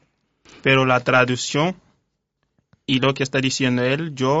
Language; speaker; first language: Spanish; non-native, fluent; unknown